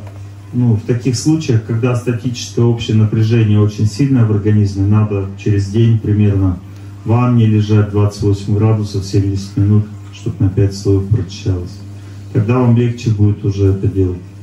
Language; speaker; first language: Russian; native; Russian